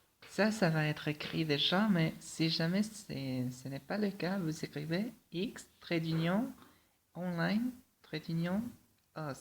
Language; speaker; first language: French; non-native, fluent; Spanish